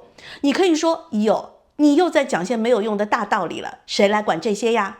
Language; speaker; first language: Chinese; native; Chinese